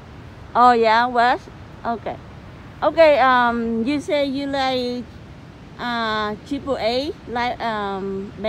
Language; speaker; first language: English; non-native, learner; Vietnamese